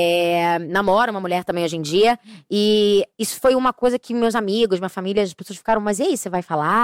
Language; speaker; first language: Portuguese; native; Portuguese